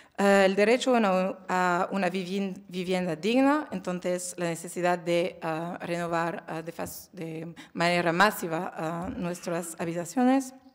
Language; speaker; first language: Spanish; non-native, learner; French